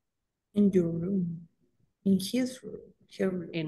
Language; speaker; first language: English; non-native, learner; Spanish